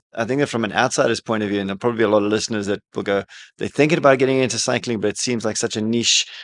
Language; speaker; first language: English; native; English